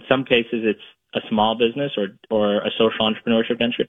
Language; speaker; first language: English; native; English